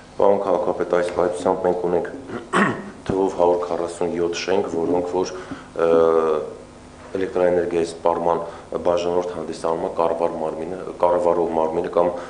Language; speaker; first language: Armenian; native; Armenian